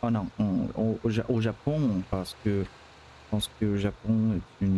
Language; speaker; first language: French; non-native, learner; Russian